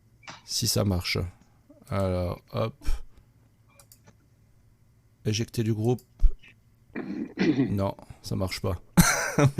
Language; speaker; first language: French; native; French